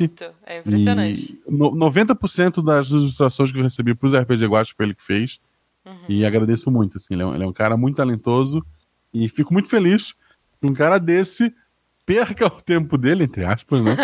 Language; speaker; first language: Portuguese; native; Portuguese